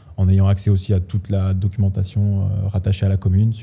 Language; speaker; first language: French; native; French